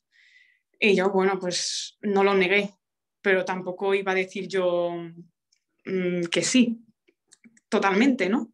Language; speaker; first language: Spanish; early bilingual, other home language; Romanian